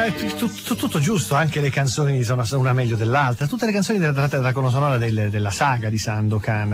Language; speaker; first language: Italian; native; Italian